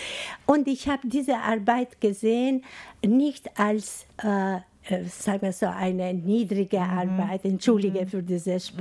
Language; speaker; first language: German; non-native, fluent; Albanian